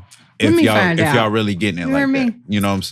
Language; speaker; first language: English; native; English